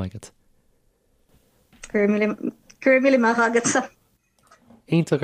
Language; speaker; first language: Irish; non-native, fluent; Ukrainian